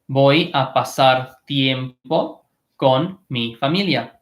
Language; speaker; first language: Spanish; non-native, fluent; English